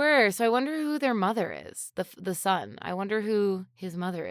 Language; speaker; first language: English; native; English